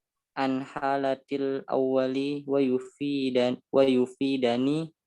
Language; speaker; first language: Arabic; non-native, learner; Indonesian